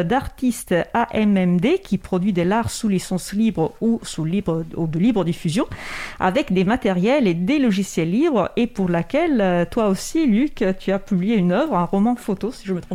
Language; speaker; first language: French; native; French